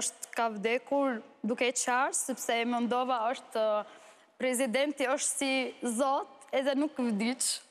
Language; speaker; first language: Albanian; non-native, learner; Arabic